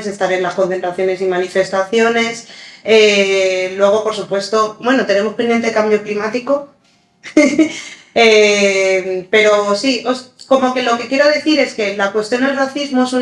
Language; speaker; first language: Spanish; early bilingual, other home language; Arabic